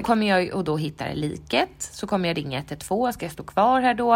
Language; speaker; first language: Swedish; native; Swedish